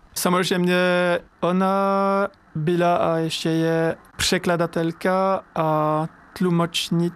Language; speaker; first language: Czech; non-native, learner; French